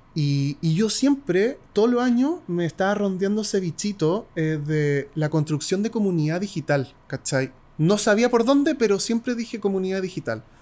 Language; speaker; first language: Spanish; native; Spanish